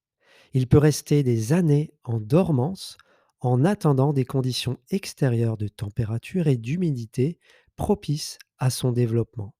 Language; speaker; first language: French; native; French